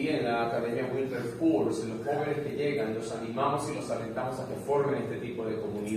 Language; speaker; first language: Spanish; native; Spanish